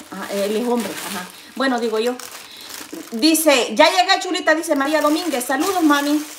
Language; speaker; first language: Spanish; native; Spanish